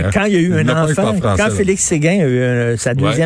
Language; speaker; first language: French; native; French